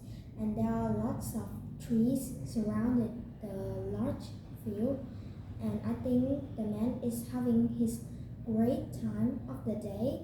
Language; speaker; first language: English; non-native, learner; Vietnamese